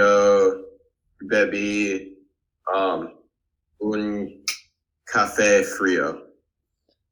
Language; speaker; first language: Spanish; non-native, learner; English